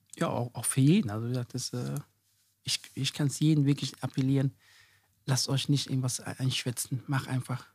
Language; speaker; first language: German; early bilingual, other home language; Akan